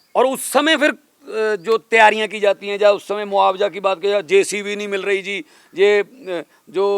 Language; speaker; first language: Hindi; non-native, local second language; Punjabi